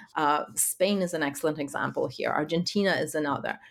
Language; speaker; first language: English; early bilingual, other home language; Polish